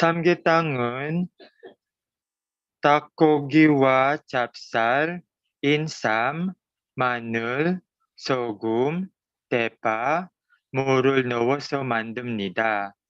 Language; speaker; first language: Korean; non-native, learner; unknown